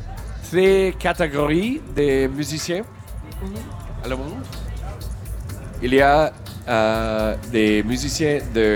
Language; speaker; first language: French; non-native, learner; English